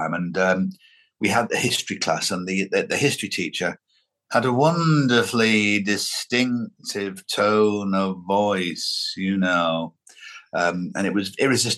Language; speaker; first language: English; native; English